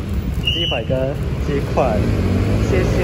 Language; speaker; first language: Chinese; non-native, fluent; Japanese